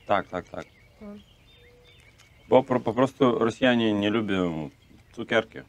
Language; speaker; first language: Polish; non-native, learner; Russian